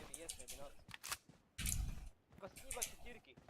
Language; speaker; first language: Russian; non-native, learner; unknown